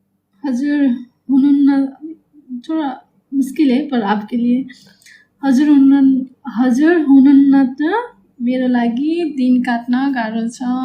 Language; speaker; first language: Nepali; non-native, learner; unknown